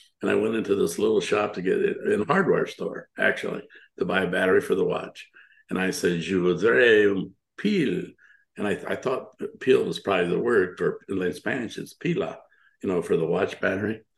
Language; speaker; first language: English; native; English